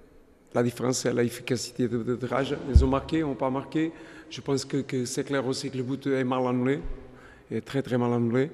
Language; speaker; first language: French; non-native, fluent; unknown